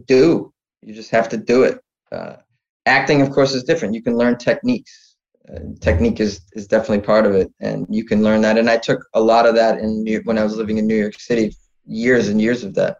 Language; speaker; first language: English; native; English